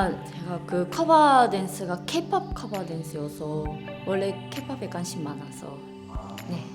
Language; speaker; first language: Korean; non-native, fluent; Japanese